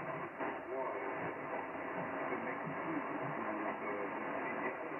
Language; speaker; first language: French; non-native, learner; German